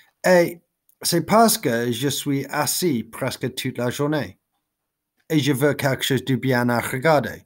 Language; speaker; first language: French; non-native, learner; English